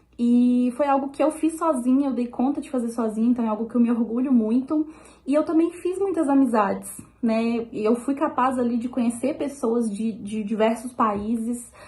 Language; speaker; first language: Portuguese; native; Portuguese